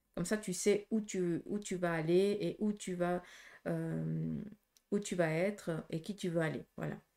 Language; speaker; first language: French; native; French